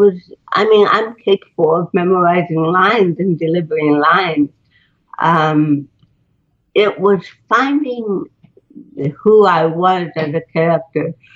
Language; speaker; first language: English; native; English